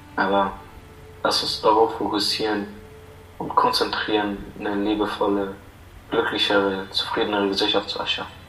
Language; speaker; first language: German; non-native, fluent; Arabic